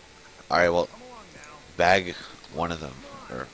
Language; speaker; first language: English; native; English